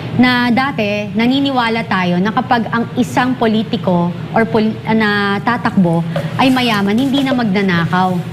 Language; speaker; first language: Filipino; non-native, local second language; Iloko